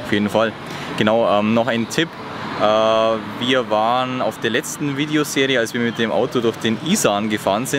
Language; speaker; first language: German; native; German